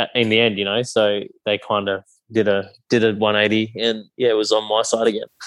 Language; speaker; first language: English; native; English